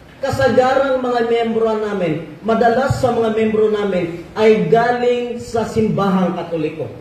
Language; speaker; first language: Filipino; non-native, local second language; Cebuano